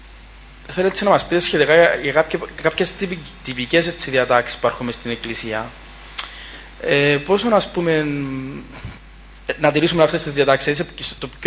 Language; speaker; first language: Greek; native; Greek